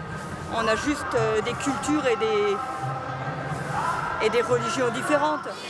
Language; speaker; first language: French; native; French